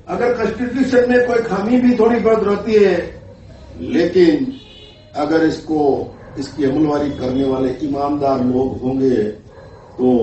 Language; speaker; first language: Hindi; non-native, local second language; Gujarati